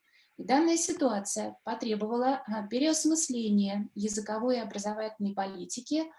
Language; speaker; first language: Russian; native; Russian